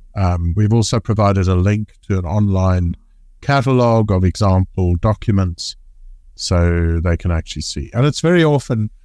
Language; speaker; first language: English; native; English